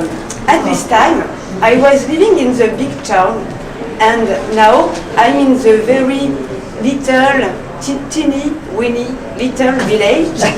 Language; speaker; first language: English; non-native, learner; French